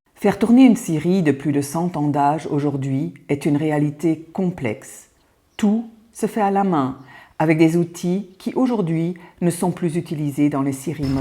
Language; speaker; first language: French; native; French